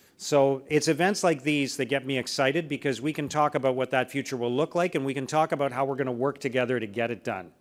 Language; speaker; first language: English; native; English